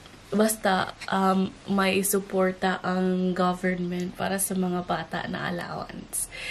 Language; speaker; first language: Filipino; native; Filipino